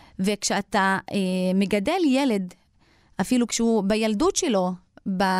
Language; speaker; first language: Hebrew; non-native, local second language; Arabic